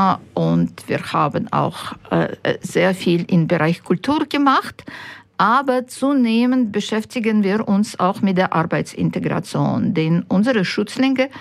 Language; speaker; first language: German; non-native, fluent; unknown